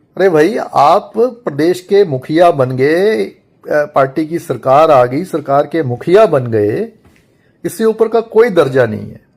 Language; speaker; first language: Hindi; native; Hindi